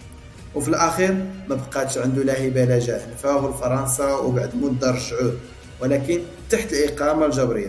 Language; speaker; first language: Arabic; native; Arabic